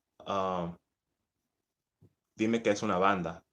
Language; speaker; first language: Spanish; early bilingual, heritage; English